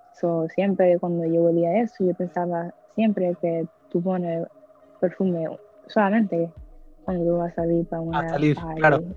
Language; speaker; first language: Spanish; early bilingual, heritage; English